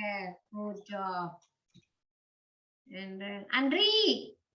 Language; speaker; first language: English; non-native, learner; Indonesian